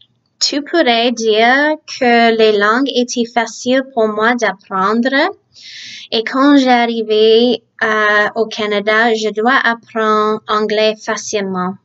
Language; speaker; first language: French; early bilingual, other home language; Czech